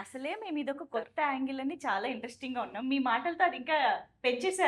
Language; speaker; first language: Telugu; native; Telugu